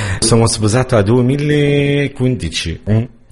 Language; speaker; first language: Italian; non-native, learner; Arabic